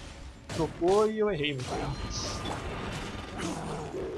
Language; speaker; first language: Portuguese; native; Portuguese